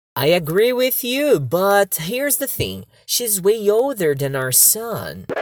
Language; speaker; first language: English; non-native, fluent; Portuguese